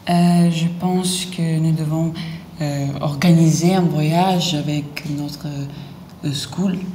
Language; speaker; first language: French; non-native, learner; Lithuanian